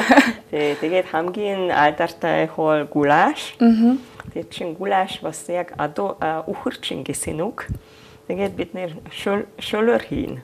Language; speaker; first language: Mongolian; non-native, fluent; Hungarian